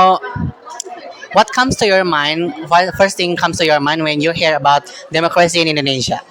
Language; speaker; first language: English; non-native, learner; Indonesian